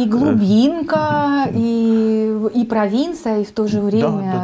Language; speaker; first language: Russian; native; Russian